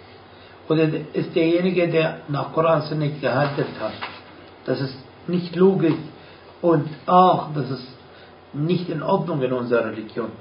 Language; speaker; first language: German; non-native, fluent; Arabic